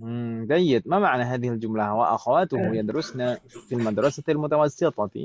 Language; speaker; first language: Arabic; non-native, fluent; Indonesian